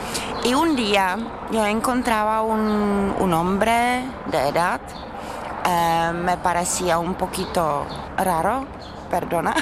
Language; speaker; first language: Spanish; non-native, fluent; Czech